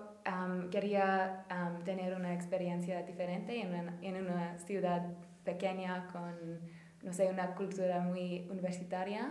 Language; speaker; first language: Spanish; non-native, fluent; English